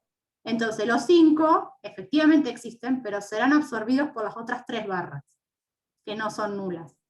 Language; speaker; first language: Spanish; native; Spanish